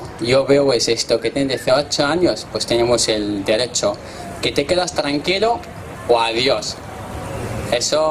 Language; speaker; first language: Spanish; non-native, learner; Arabic